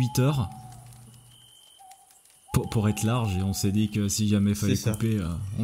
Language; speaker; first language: French; native; French